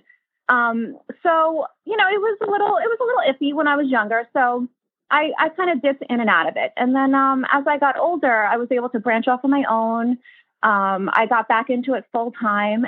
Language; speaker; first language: English; native; English